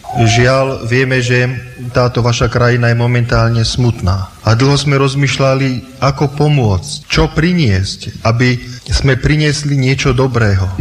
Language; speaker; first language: Slovak; native; Slovak